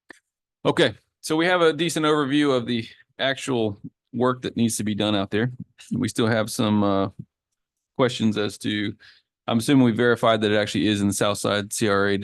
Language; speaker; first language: English; native; English